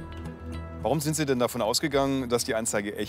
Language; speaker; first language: German; native; German